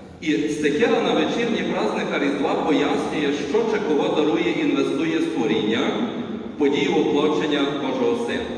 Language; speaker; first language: Ukrainian; native; Ukrainian